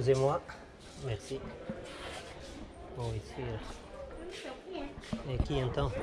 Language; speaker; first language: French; non-native, learner; Portuguese